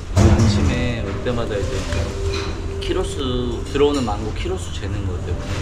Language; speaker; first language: Korean; native; Korean